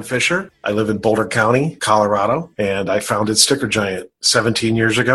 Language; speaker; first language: English; native; English